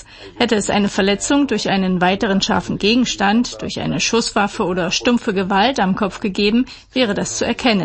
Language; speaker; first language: German; native; German